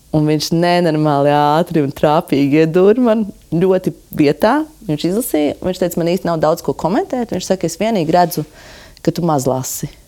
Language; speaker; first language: Latvian; native; Latvian